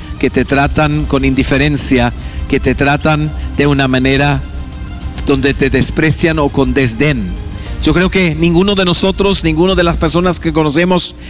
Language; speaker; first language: Spanish; non-native, fluent; German